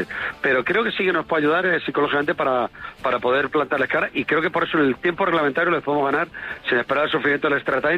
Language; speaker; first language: Spanish; native; Spanish